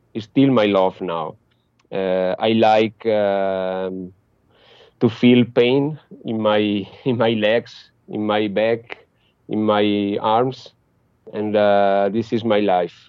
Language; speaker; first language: English; non-native, fluent; Italian